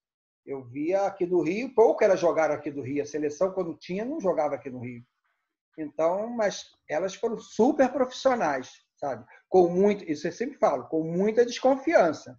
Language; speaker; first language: Portuguese; native; Portuguese